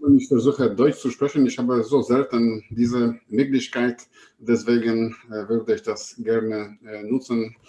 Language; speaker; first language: German; non-native, fluent; Polish